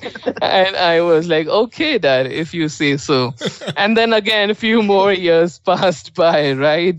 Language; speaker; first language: English; non-native, local second language; Marathi